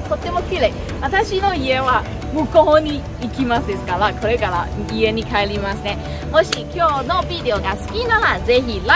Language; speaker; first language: Japanese; non-native, learner; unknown